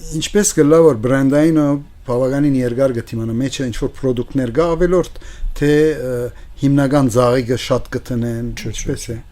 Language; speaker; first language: Armenian; early bilingual, heritage; Armenian